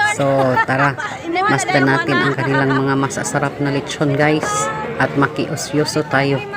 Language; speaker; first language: Filipino; non-native, local second language; Cebuano